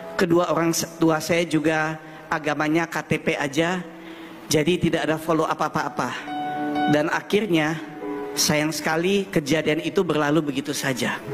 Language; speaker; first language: Indonesian; early bilingual, heritage; German